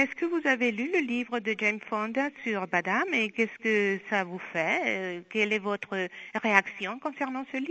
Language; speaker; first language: French; non-native, fluent; Spanish